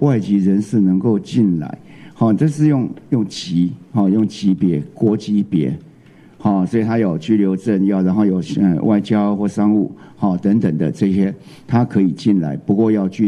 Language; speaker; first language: Chinese; native; Chinese